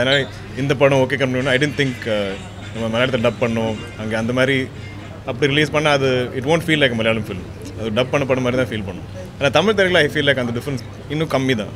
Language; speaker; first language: Tamil; non-native, local second language; Malayalam